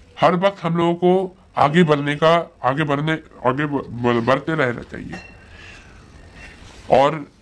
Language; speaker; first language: Hindi; non-native, local second language; Bangla